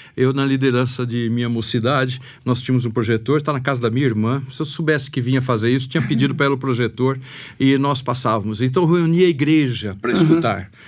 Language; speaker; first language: Portuguese; native; Portuguese